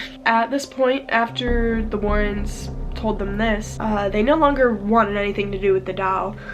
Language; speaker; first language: English; native; English